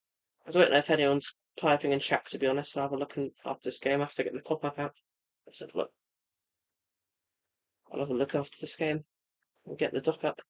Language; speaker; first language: English; native; English